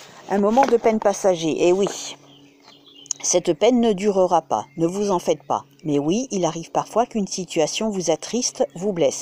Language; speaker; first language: French; native; French